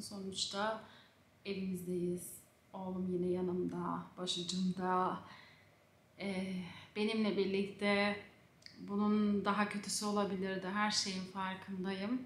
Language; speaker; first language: Turkish; native; Turkish